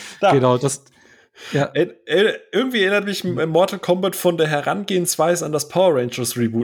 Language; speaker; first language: German; native; German